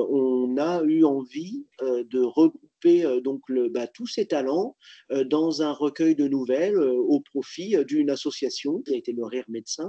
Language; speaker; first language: French; native; French